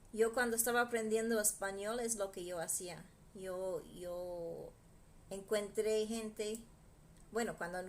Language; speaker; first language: Spanish; non-native, fluent; English